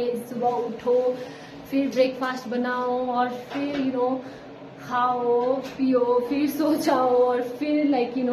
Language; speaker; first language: Hindi; non-native, local second language; Nepali